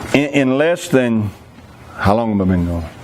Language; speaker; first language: English; native; English